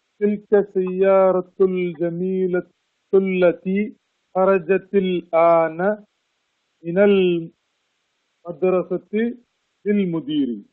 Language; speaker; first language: Arabic; non-native, learner; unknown